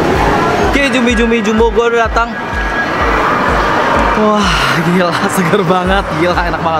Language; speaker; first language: Indonesian; native; Indonesian